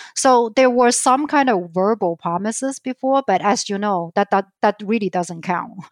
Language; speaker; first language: English; non-native, fluent; Chinese